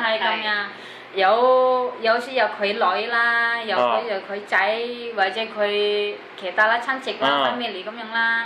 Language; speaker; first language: Cantonese; non-native, learner; Indonesian